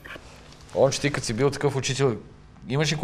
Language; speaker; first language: Bulgarian; native; Bulgarian